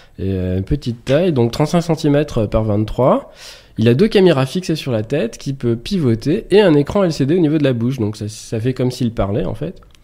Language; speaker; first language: French; native; French